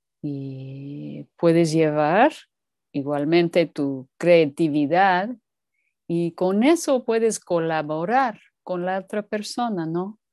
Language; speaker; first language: Spanish; non-native, learner; English